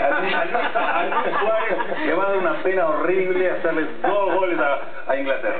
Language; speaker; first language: Spanish; native; Spanish